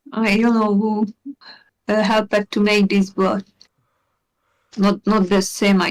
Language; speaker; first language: English; non-native, learner; Hungarian